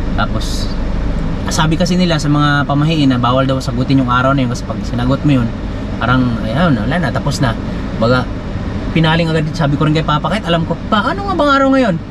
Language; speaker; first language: Filipino; non-native, local second language; Cebuano